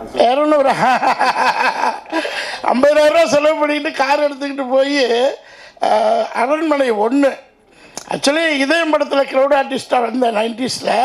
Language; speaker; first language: Tamil; native; Tamil